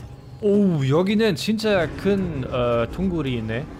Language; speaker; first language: Korean; non-native, learner; German